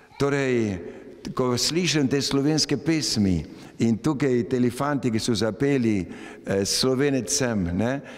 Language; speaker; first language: Slovenian; early bilingual, heritage; Slovenian